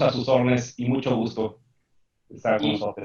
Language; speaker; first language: Spanish; native; Spanish